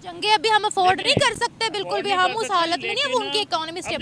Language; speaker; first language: Hindi; native; Hindi